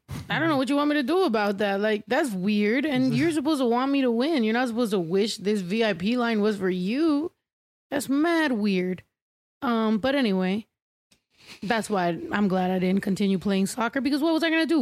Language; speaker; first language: English; early bilingual, other home language; Spanish